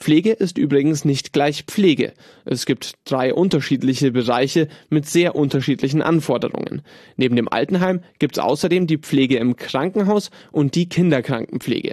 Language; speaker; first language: German; native; German